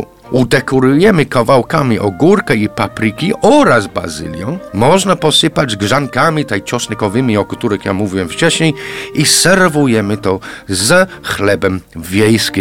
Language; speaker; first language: Polish; non-native, fluent; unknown